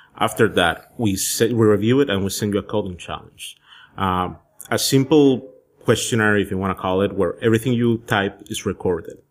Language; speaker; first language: English; early bilingual, other home language; Spanish